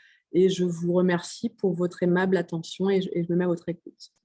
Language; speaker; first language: French; native; French